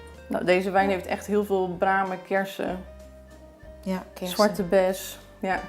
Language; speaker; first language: Dutch; native; Dutch